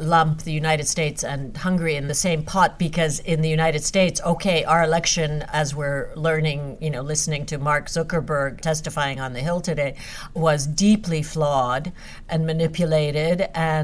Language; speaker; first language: English; non-native, fluent; Hungarian